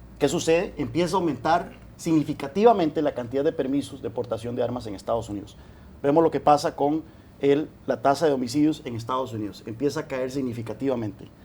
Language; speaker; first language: Spanish; native; Spanish